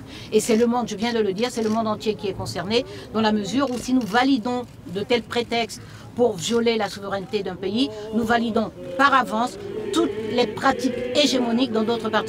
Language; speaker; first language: French; native; French